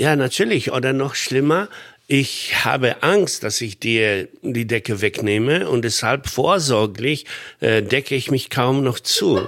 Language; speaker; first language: German; non-native, fluent; Polish